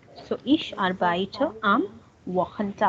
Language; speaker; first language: German; non-native, learner; Hindi